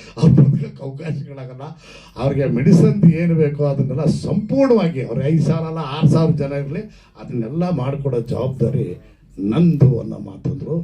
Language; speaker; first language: Kannada; native; Kannada